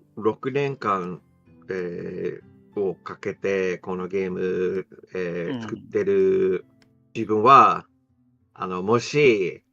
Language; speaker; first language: Japanese; non-native, fluent; English